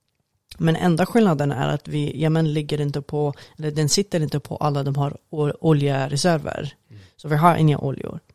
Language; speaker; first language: Swedish; non-native, fluent; Arabic